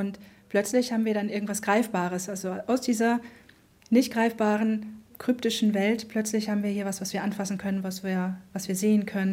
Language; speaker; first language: German; native; German